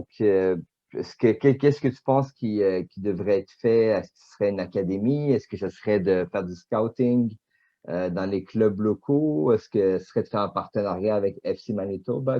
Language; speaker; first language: French; native; French